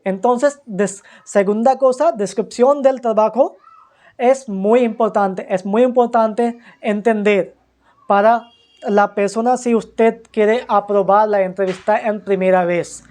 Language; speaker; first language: Spanish; non-native, fluent; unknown